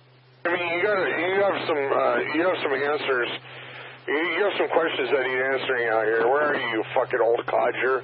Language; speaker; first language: English; native; English